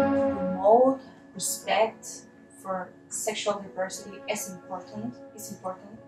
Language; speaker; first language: English; non-native, fluent; Spanish